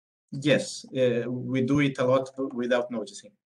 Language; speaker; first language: English; non-native, fluent; Portuguese